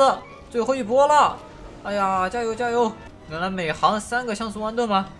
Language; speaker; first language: Chinese; native; Chinese